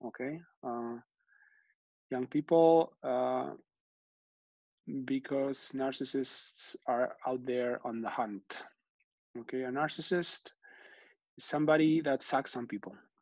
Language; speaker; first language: English; non-native, fluent; Spanish